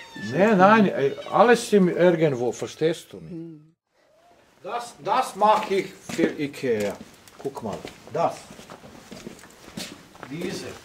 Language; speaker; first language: German; non-native, learner; Croatian